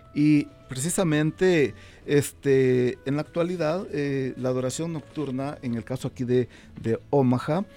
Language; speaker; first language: Spanish; native; Spanish